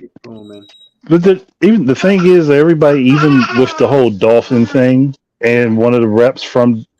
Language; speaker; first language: English; native; English